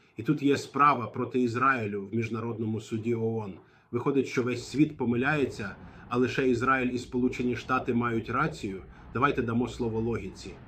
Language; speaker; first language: Ukrainian; non-native, fluent; Arabic